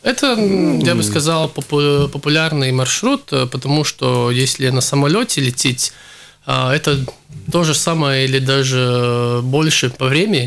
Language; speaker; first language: Russian; non-native, local second language; Latvian